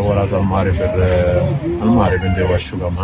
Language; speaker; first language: Italian; non-native, learner; Arabic